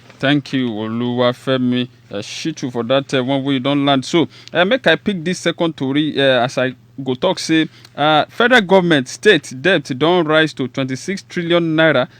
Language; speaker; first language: Nigerian Pidgin; non-native, local second language; Yoruba